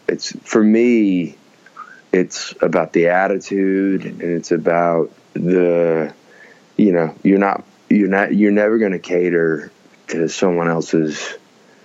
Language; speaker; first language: English; native; English